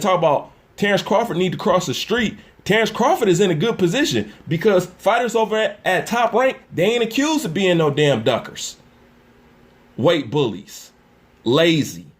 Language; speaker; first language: English; native; English